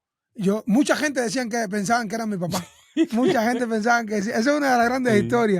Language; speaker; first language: Spanish; native; Spanish